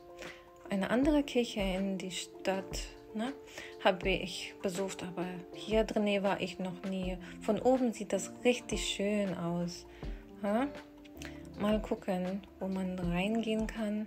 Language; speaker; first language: German; non-native, fluent; Urdu